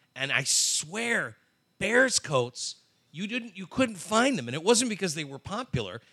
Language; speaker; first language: English; native; English